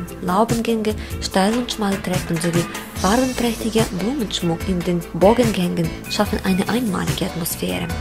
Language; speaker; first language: German; non-native, fluent; Ukrainian